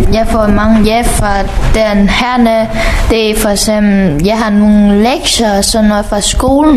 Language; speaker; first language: Danish; non-native, fluent; Vietnamese